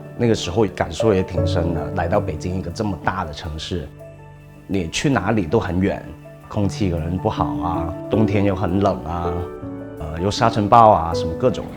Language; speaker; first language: Chinese; non-native, local second language; Cantonese